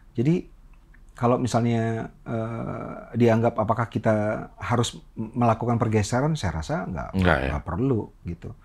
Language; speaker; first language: Indonesian; native; Indonesian